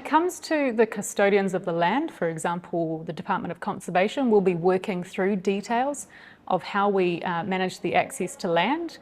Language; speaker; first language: English; native; English